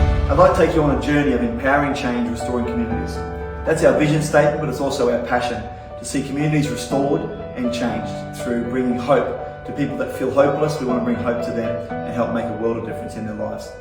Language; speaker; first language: English; native; English